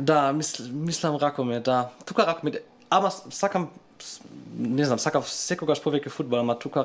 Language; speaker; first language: Macedonian; non-native, learner; German